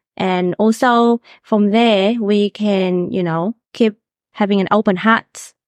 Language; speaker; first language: English; non-native, fluent; Vietnamese